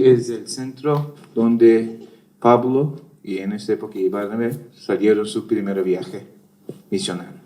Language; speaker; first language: Spanish; non-native, fluent; Turkish